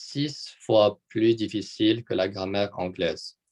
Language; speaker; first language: French; non-native, local second language; Arabic